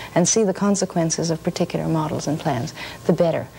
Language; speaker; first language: English; native; English